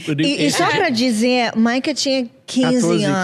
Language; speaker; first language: Portuguese; non-native, fluent; English